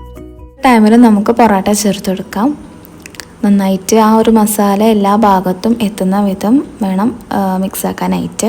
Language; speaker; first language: Malayalam; native; Malayalam